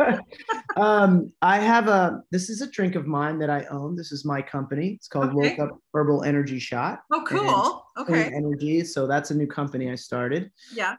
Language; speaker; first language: English; native; English